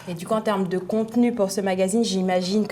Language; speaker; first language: French; native; French